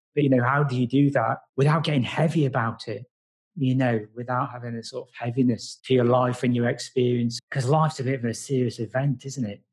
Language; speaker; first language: English; native; English